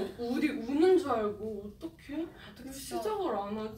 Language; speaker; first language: Korean; native; Korean